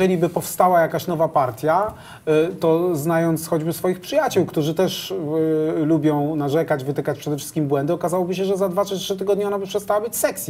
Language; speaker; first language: Polish; native; Polish